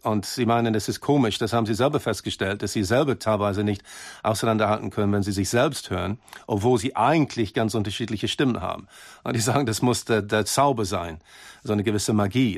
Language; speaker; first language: German; non-native, fluent; English